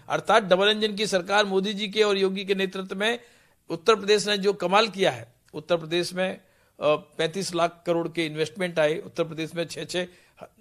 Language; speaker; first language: Hindi; non-native, local second language; Punjabi